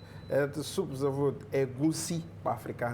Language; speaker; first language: Russian; non-native, learner; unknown